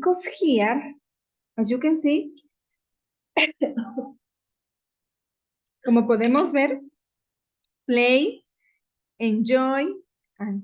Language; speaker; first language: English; non-native, fluent; Spanish